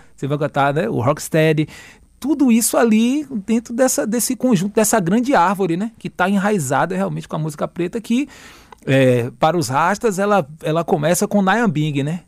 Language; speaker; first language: Portuguese; native; Portuguese